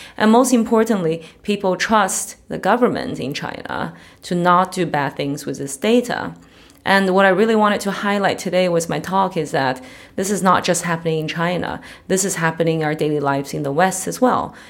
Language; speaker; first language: English; early bilingual, other home language; Chinese